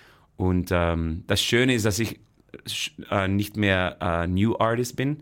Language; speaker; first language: German; non-native, fluent; Dutch